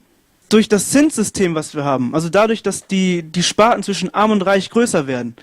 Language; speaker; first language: German; native; German